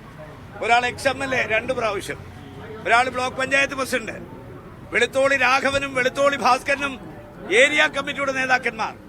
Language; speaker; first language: Malayalam; native; Malayalam